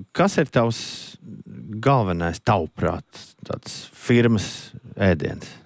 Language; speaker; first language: Latvian; native; Latvian